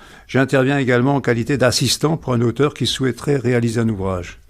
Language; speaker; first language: French; native; French